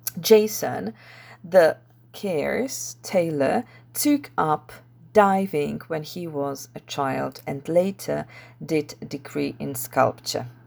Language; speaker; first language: English; non-native, fluent; Czech